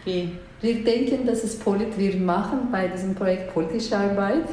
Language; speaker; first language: German; non-native, learner; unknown